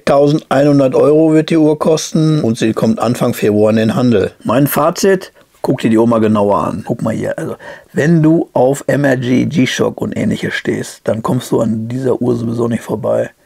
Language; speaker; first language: German; native; German